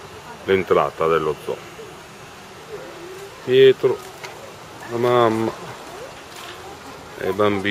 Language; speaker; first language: Italian; native; Italian